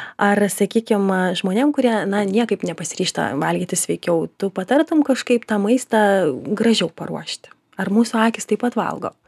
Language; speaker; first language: Lithuanian; native; Lithuanian